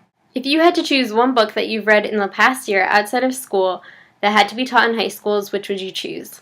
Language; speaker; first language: English; native; English